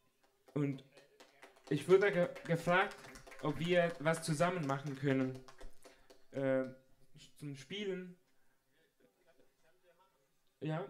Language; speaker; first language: German; non-native, fluent; Italian